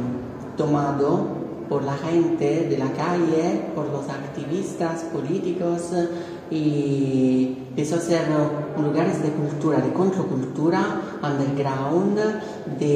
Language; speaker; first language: Spanish; non-native, fluent; Italian